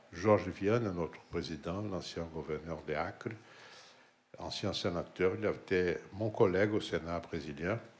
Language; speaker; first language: French; non-native, fluent; Portuguese